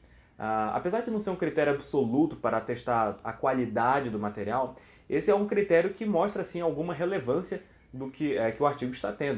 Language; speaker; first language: Portuguese; native; Portuguese